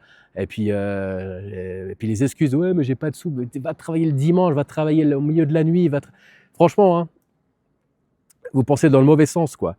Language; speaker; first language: French; native; French